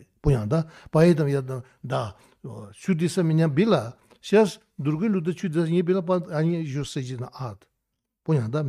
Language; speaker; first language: Russian; non-native, learner; Tibetan